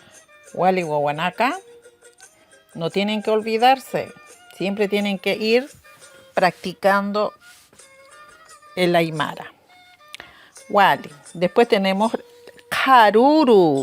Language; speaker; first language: Spanish; non-native, local second language; Aymara